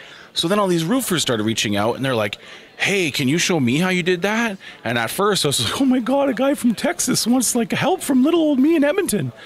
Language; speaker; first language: English; native; English